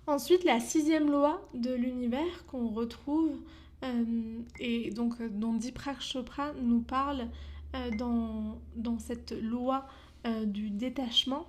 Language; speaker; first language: French; native; French